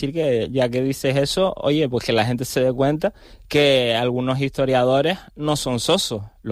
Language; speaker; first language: Spanish; native; Spanish